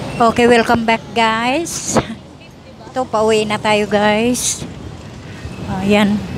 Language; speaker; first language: Filipino; non-native, local second language; Cebuano